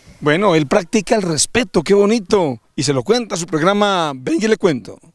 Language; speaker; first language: Spanish; native; Spanish